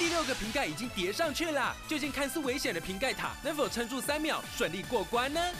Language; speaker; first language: Chinese; native; Chinese